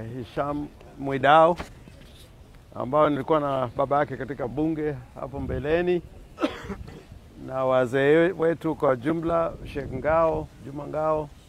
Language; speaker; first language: Swahili; non-native, local second language; Luo (Kenya and Tanzania)